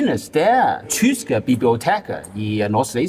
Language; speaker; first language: Danish; non-native, learner; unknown